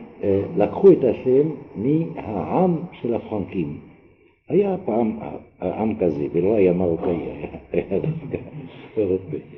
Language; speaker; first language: Hebrew; non-native, fluent; French